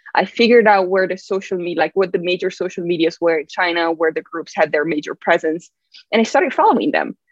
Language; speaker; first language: English; non-native, fluent; Italian